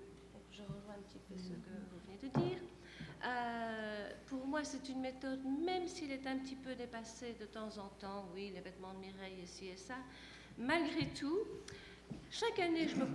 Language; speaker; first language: French; native; French